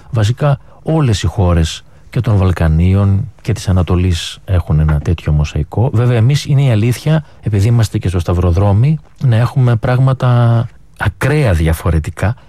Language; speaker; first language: Greek; native; Greek